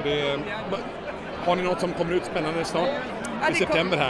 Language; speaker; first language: Swedish; native; Swedish